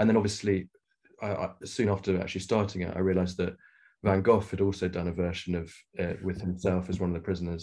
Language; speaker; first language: English; native; English